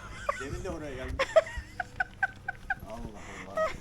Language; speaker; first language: Turkish; native; Turkish